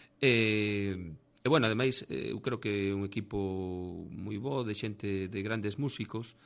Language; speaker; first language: Galician; native; Galician